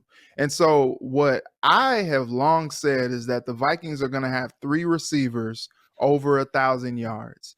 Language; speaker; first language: English; native; English